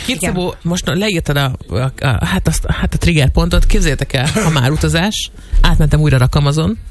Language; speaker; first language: Hungarian; native; Hungarian